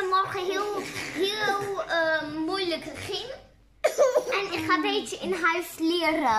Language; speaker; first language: Dutch; early bilingual, other home language; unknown